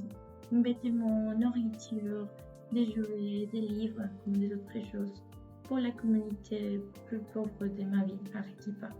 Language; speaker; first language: French; non-native, fluent; Spanish